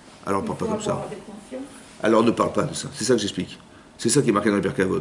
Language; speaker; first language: French; native; French